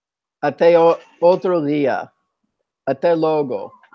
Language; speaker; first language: Spanish; non-native, fluent; English